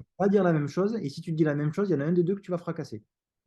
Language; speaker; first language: French; native; French